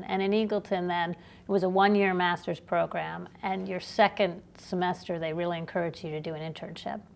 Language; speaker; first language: English; native; English